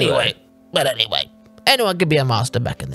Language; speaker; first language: English; native; English